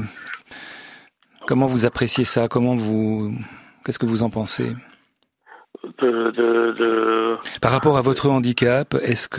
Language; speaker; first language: French; native; French